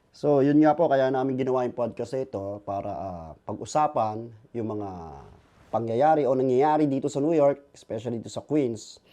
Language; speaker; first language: Filipino; native; Filipino